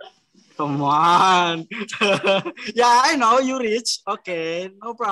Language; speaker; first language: English; non-native, learner; Indonesian